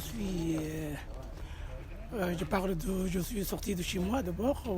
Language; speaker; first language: French; non-native, learner; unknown